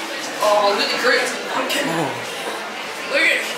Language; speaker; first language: English; native; English